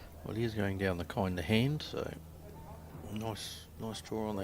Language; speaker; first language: English; native; English